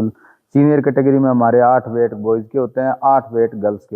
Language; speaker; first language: Hindi; native; Hindi